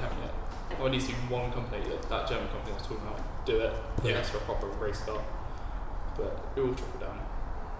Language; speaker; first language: English; native; English